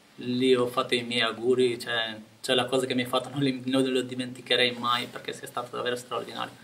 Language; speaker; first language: Italian; non-native, fluent; Albanian